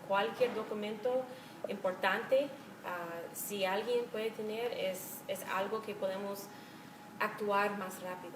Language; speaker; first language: Spanish; non-native, fluent; English